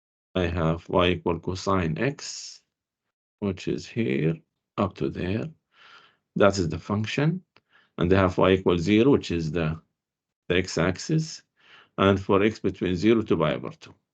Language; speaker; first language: English; non-native, fluent; Arabic